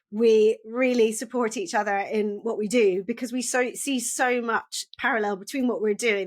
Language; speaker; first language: English; native; English